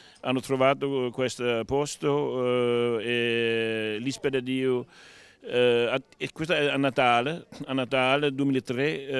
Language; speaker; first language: Italian; non-native, learner; Danish